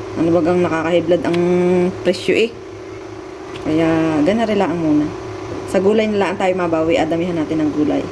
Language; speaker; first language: Filipino; native; Filipino